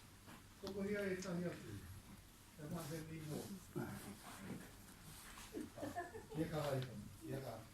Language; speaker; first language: Māori; non-native, fluent; English